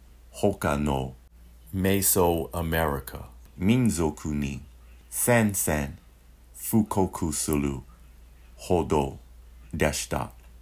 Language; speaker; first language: Japanese; non-native, learner; English